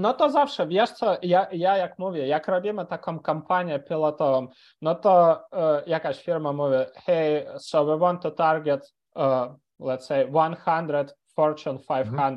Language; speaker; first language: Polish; non-native, fluent; Ukrainian